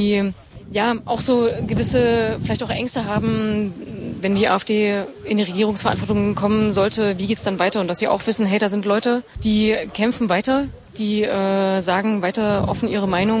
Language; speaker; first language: German; native; German